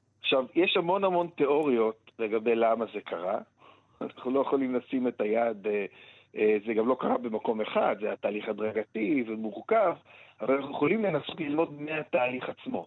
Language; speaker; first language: Hebrew; native; Hebrew